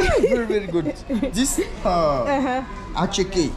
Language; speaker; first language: English; non-native, learner; French